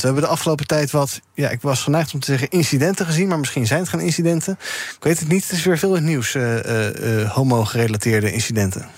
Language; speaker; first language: Dutch; native; Dutch